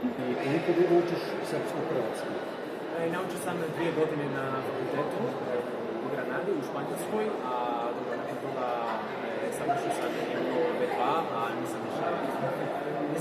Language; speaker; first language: Serbian; non-native, fluent; Spanish